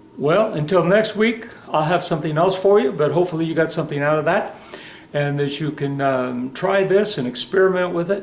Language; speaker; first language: English; native; English